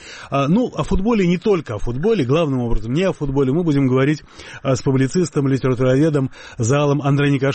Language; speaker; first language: Russian; native; Russian